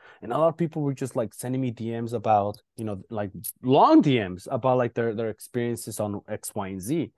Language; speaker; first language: English; early bilingual, other home language; Spanish